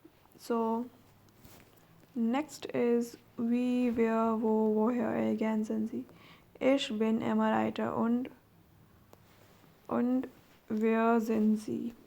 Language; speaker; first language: German; non-native, learner; Hindi